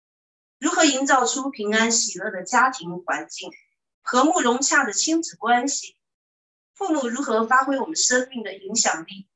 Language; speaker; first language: Chinese; native; Chinese